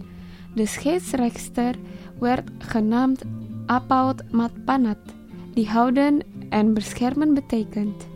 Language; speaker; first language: Dutch; non-native, fluent; Indonesian